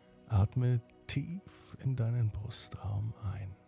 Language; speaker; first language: German; native; German